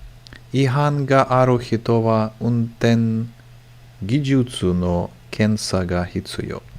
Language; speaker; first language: Japanese; non-native, learner; English